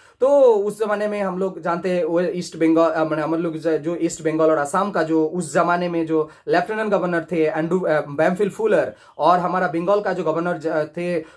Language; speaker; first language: Hindi; non-native, local second language; Bangla